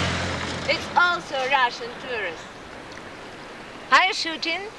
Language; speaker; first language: English; non-native, learner; Russian